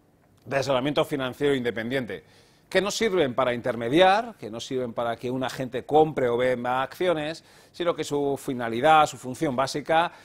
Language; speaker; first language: Spanish; native; Spanish